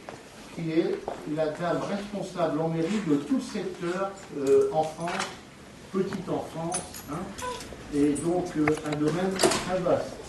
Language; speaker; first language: French; native; French